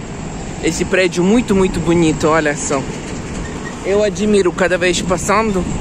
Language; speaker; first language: Portuguese; non-native, learner; Ukrainian